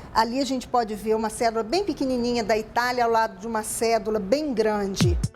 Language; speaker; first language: Portuguese; native; Portuguese